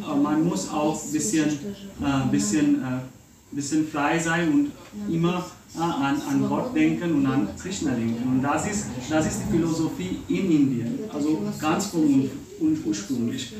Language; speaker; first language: German; non-native, learner; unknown